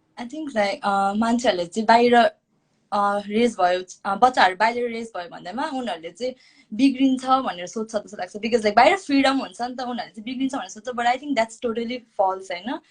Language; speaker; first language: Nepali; early bilingual, heritage; Nepali